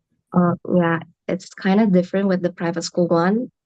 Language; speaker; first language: English; non-native, learner; Indonesian